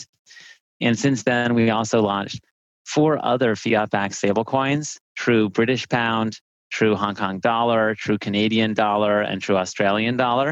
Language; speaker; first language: English; native; English